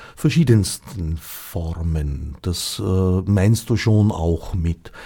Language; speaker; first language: German; native; German